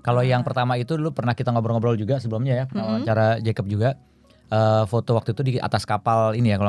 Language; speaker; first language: Indonesian; native; Indonesian